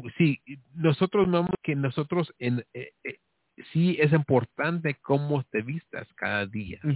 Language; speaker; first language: Spanish; early bilingual, heritage; Spanish